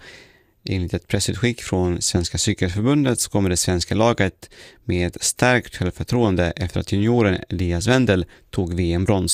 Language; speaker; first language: Swedish; native; Swedish